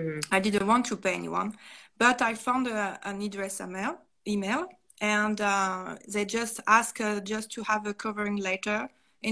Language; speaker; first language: English; non-native, fluent; French